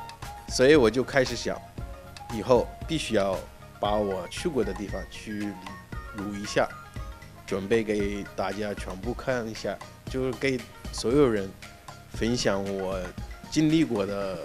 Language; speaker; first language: Chinese; non-native, fluent; Arabic